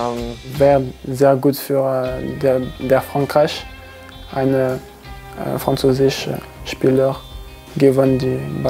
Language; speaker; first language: German; non-native, learner; French